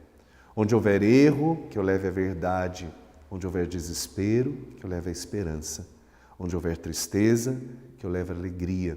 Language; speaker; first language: Portuguese; native; Portuguese